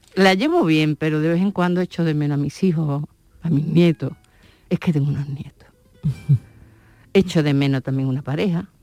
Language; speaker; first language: Spanish; native; Spanish